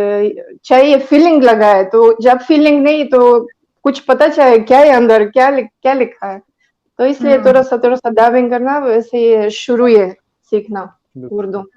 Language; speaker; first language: Hindi; non-native, learner; Greek